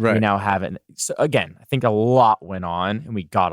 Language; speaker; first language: English; native; English